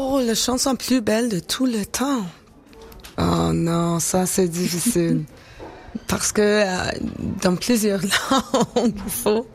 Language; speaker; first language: French; non-native, local second language; English